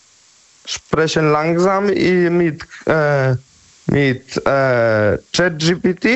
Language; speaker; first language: German; non-native, learner; Polish